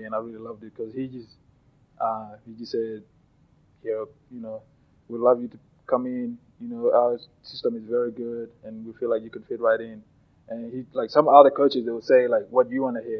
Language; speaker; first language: English; non-native, local second language; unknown